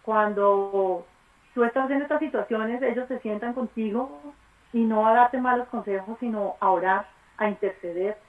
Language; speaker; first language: Spanish; native; Spanish